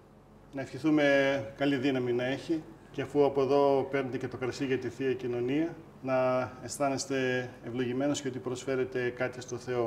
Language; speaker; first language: Greek; native; Greek